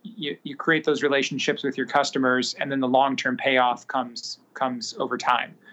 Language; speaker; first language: English; native; English